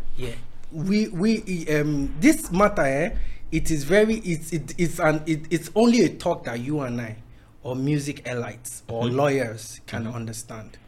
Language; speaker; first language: English; non-native, local second language; Yoruba